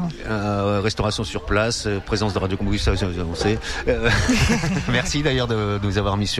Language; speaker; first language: French; native; French